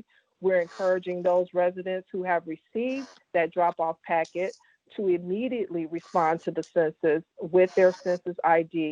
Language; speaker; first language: English; native; English